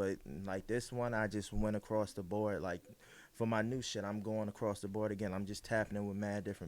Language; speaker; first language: English; native; English